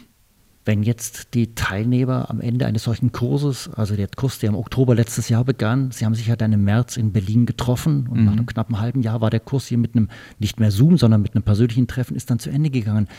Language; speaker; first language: German; native; German